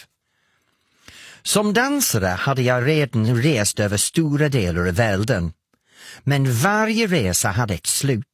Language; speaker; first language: Swedish; non-native, fluent; English